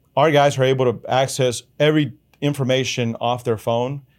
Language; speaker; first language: English; early bilingual, other home language; Spanish